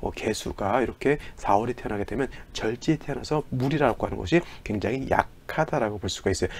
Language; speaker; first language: Korean; native; Korean